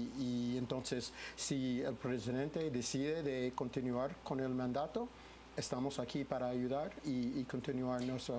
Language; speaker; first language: Spanish; non-native, fluent; English